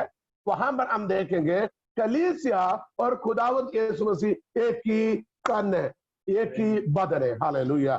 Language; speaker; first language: Hindi; non-native, local second language; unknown